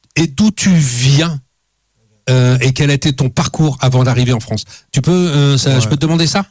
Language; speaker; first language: French; native; French